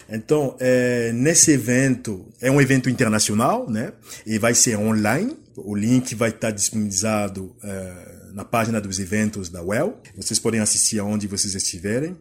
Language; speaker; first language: Portuguese; non-native, fluent; French